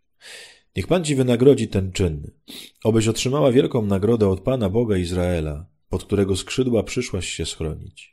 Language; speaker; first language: Polish; native; Polish